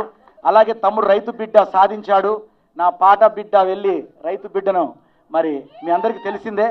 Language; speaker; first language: Telugu; native; Telugu